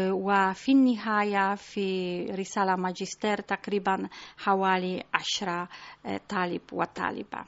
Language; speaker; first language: Arabic; non-native, fluent; Polish